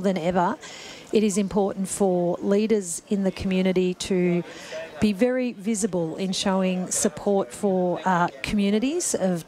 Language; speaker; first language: English; native; English